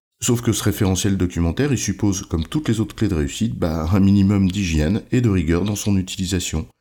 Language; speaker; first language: French; native; French